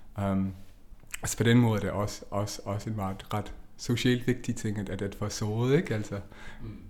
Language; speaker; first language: Danish; non-native, fluent; English